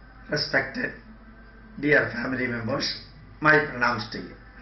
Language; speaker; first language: English; non-native, local second language; Malayalam